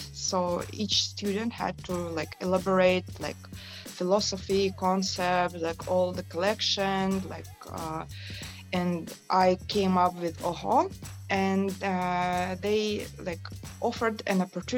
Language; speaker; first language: English; non-native, fluent; Yakut